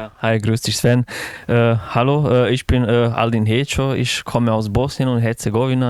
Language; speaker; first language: German; non-native, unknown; Bosnian